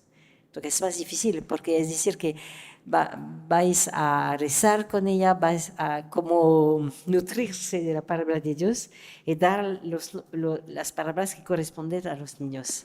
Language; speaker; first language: Spanish; non-native, fluent; French